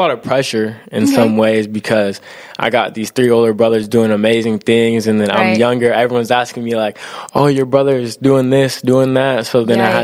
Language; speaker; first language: English; native; English